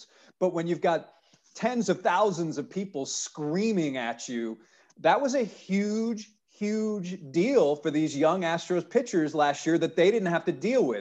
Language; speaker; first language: English; native; English